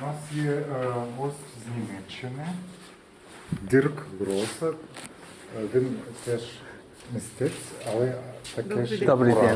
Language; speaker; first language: Ukrainian; non-native, local second language; Russian